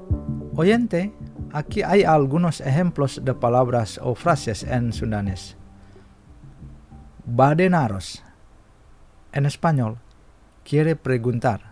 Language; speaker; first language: Spanish; non-native, fluent; Indonesian